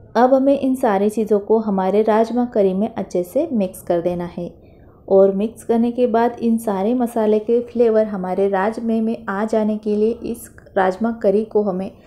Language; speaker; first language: Hindi; non-native, local second language; Marathi